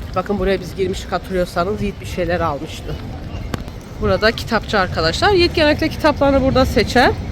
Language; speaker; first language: Turkish; early bilingual, heritage; Turkish